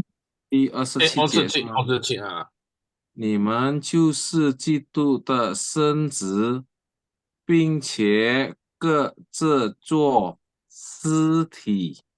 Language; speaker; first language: Chinese; non-native, learner; Indonesian